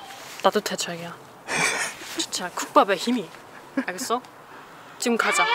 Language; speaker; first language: Korean; non-native, fluent; German